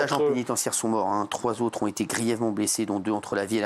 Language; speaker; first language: French; native; French